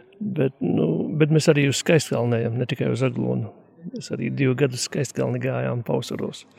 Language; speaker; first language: Latvian; native; Latvian